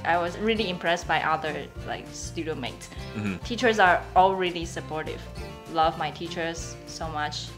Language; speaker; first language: English; non-native, fluent; Chinese